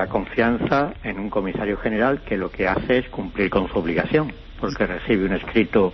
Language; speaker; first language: Spanish; native; Spanish